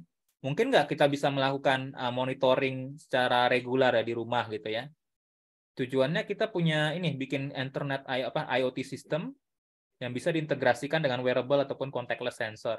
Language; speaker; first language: Indonesian; native; Indonesian